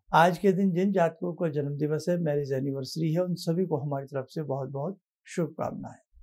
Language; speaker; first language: Hindi; native; Hindi